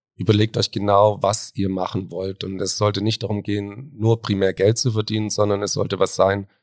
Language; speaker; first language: German; native; German